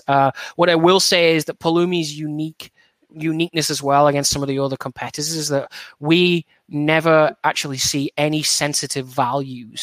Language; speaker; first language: English; native; English